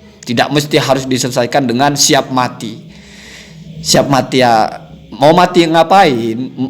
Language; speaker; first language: Indonesian; non-native, local second language; Madurese